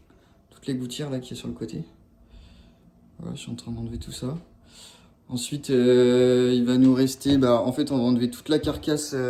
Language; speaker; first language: French; native; French